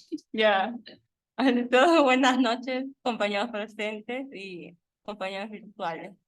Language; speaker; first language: Spanish; native; Spanish